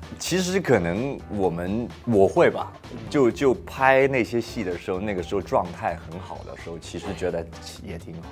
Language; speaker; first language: Chinese; non-native, local second language; Cantonese